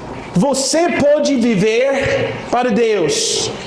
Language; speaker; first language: Portuguese; non-native, fluent; English